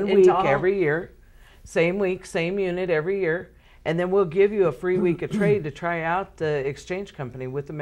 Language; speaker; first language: English; native; English